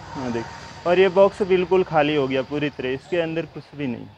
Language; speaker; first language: Hindi; native; Hindi